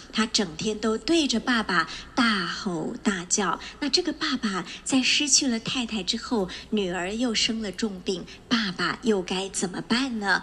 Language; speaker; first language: Chinese; native; Chinese